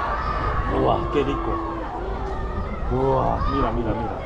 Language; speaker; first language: Spanish; non-native, learner; Korean